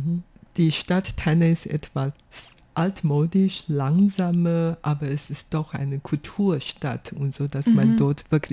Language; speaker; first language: German; non-native, fluent; Chinese